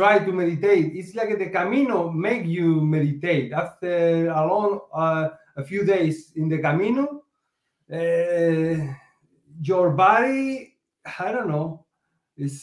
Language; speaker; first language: English; non-native, learner; Spanish